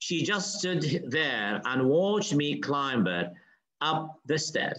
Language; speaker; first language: English; non-native, fluent; Arabic